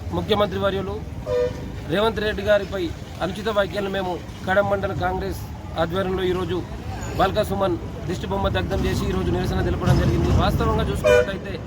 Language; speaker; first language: Telugu; native; Telugu